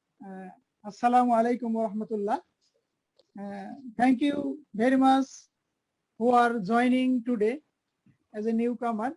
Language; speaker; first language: English; non-native, learner; Bangla